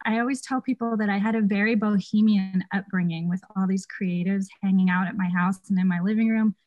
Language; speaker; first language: English; native; English